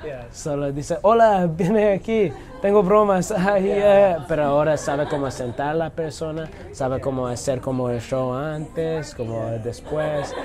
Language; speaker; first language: Spanish; non-native, learner; English